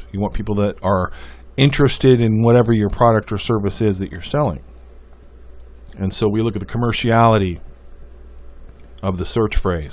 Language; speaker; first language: English; native; English